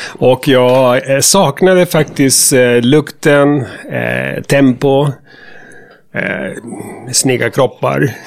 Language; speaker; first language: Swedish; non-native, fluent; Spanish